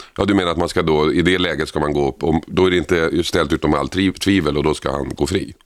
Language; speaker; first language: Swedish; native; Swedish